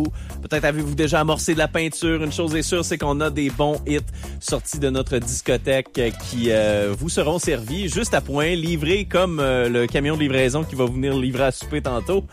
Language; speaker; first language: French; native; French